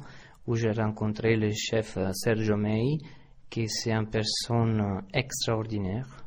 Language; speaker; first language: French; non-native, fluent; Italian